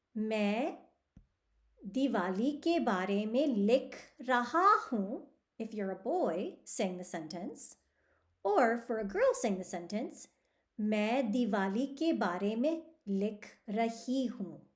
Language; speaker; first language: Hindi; early bilingual, heritage; Hindi